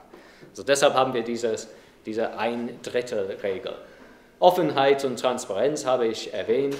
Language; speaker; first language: German; non-native, fluent; English